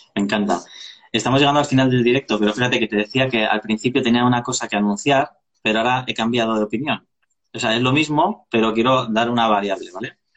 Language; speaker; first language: Spanish; native; Spanish